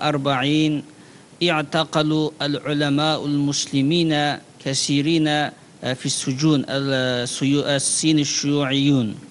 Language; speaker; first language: Arabic; non-native, learner; Uyghur